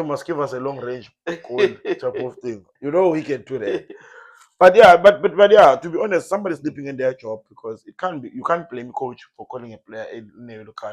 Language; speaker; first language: English; non-native, local second language; Zulu